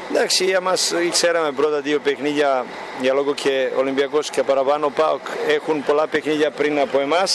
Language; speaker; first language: Greek; non-native, learner; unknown